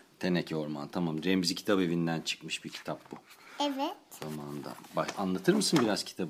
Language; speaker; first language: Turkish; native; Turkish